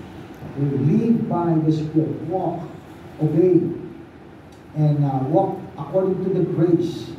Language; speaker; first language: English; non-native, local second language; Filipino